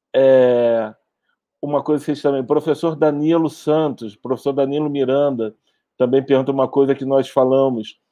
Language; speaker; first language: Portuguese; native; Portuguese